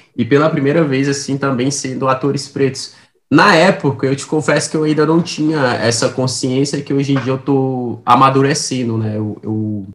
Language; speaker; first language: Portuguese; native; Portuguese